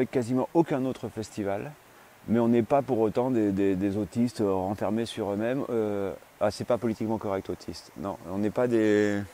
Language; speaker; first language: French; native; French